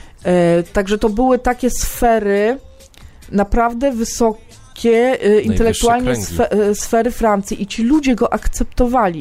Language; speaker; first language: Polish; native; Polish